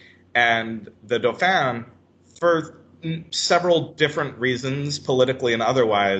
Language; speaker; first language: English; native; English